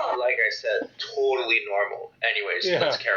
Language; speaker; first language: English; native; English